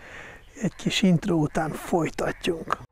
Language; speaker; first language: Hungarian; non-native, fluent; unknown